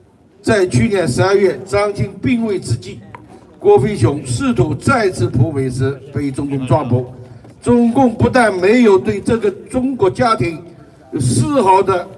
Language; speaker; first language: Chinese; native; Chinese